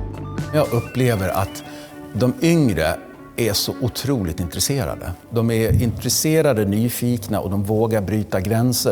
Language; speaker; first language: Swedish; native; Swedish